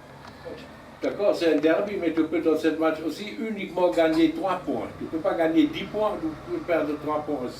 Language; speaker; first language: French; non-native, learner; German